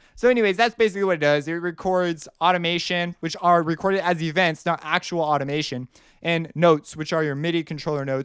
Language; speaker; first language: English; native; English